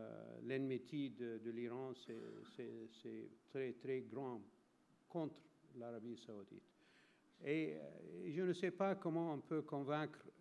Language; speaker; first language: French; non-native, fluent; Arabic